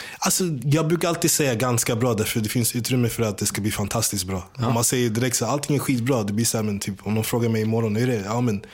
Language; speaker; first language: Swedish; early bilingual, other home language; English